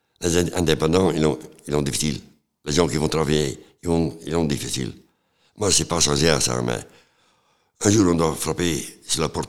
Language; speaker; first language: French; non-native, local second language; Dutch